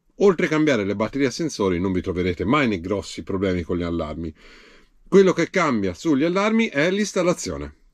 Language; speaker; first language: Italian; native; Italian